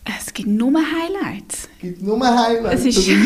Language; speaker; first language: German; native; German